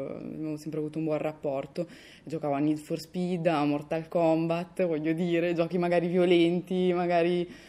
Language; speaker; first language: Italian; native; Italian